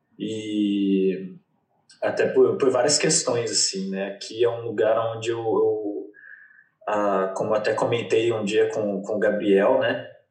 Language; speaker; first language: Portuguese; native; Portuguese